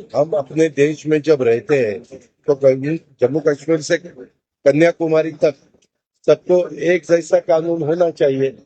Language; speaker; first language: Hindi; non-native, local second language; Marathi